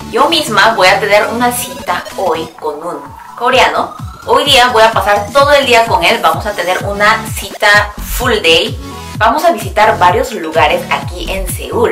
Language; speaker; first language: Spanish; non-native, fluent; Korean